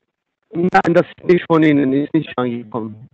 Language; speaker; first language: German; non-native, fluent; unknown